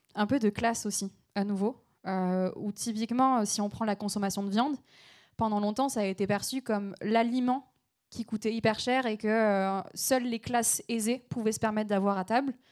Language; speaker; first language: French; native; French